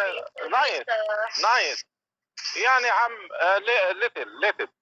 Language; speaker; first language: English; non-native, learner; Arabic